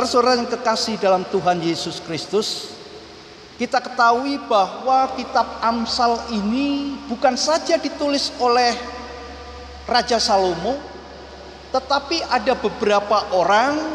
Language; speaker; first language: Indonesian; native; Indonesian